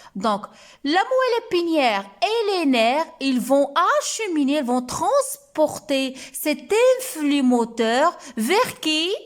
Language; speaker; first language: French; non-native, local second language; Arabic